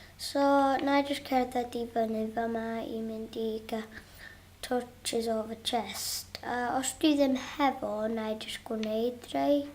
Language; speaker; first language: Welsh; non-native, local second language; English